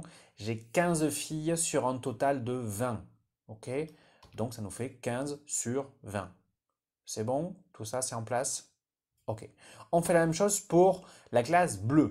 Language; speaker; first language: French; native; French